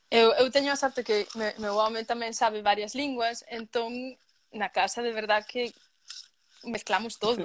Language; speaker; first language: Galician; early bilingual, other home language; Spanish